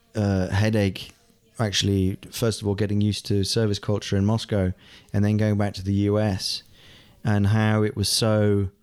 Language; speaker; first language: English; non-native, local second language; German